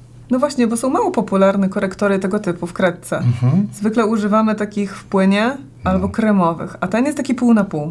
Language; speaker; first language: Polish; native; Polish